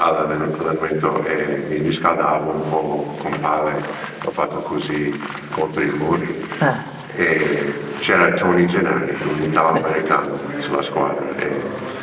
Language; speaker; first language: Italian; non-native, fluent; English